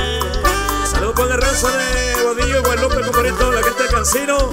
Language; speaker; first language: Spanish; native; Spanish